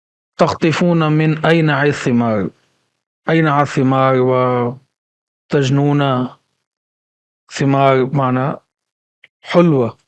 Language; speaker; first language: Arabic; non-native, fluent; Urdu